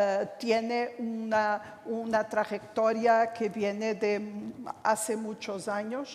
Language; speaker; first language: Spanish; non-native, fluent; Portuguese